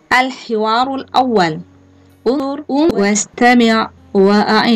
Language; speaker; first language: Arabic; non-native, fluent; Indonesian